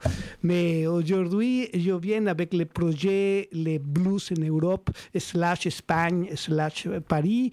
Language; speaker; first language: French; non-native, learner; Spanish